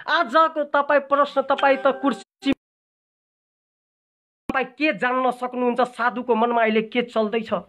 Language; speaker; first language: Nepali; non-native, local second language; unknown